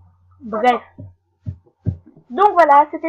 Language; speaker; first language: French; native; French